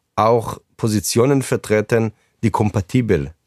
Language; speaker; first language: German; non-native, fluent; Hebrew